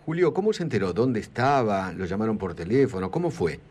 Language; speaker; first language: Spanish; native; Spanish